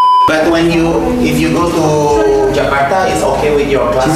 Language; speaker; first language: English; non-native, learner; Indonesian